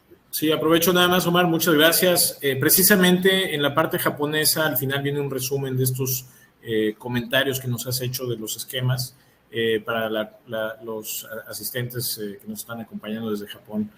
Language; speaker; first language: Spanish; native; Spanish